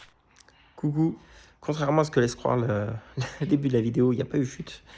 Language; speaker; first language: French; native; French